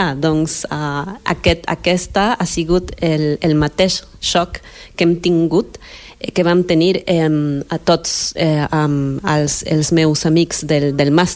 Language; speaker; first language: Catalan; non-native, fluent; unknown